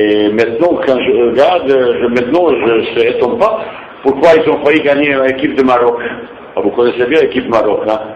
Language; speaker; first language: French; non-native, fluent; Bosnian